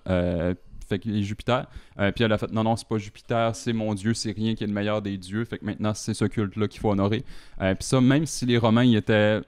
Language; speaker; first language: French; native; French